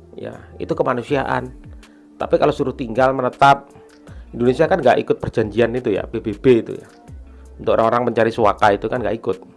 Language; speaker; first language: Indonesian; native; Indonesian